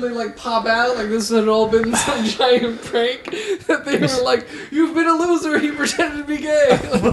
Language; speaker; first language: English; native; English